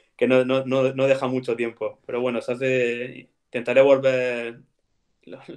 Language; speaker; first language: Spanish; native; Spanish